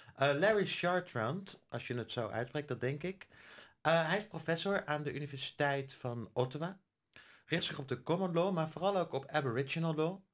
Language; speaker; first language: Dutch; native; Dutch